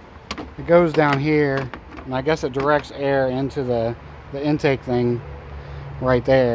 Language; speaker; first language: English; native; English